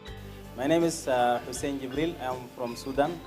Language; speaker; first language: English; non-native, fluent; Arabic